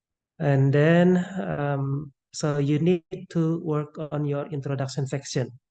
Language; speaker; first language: English; non-native, local second language; Indonesian